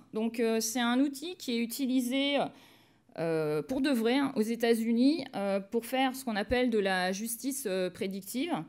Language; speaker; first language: French; native; French